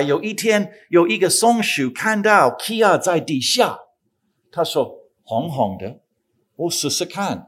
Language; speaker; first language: Chinese; non-native, fluent; English